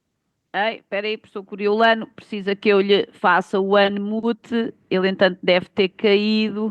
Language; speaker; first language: Portuguese; native; Portuguese